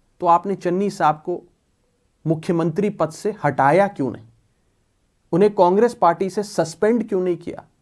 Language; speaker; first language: Hindi; non-native, local second language; Punjabi